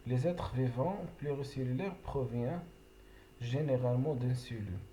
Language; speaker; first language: French; non-native, local second language; Arabic